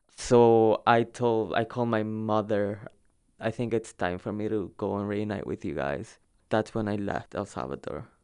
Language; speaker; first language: English; early bilingual, other home language; Spanish